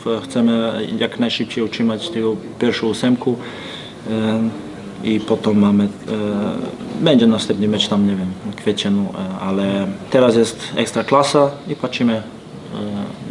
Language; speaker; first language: Polish; non-native, learner; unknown